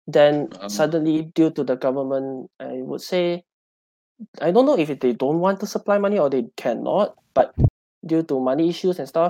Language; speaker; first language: English; non-native, local second language; Chinese